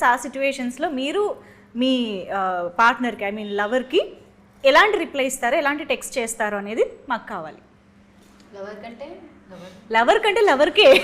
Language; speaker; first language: Telugu; native; Telugu